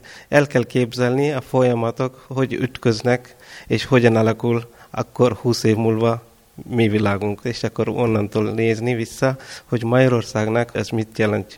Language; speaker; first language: Hungarian; non-native, fluent; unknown